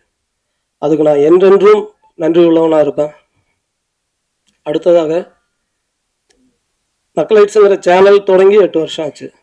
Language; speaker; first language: Tamil; native; Tamil